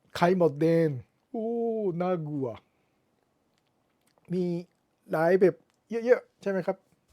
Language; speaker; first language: Thai; non-native, learner; Japanese